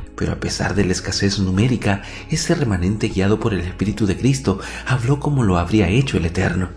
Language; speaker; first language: Spanish; native; Spanish